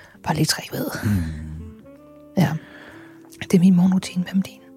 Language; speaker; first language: Danish; native; Danish